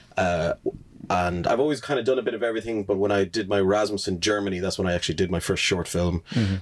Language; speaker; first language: English; native; English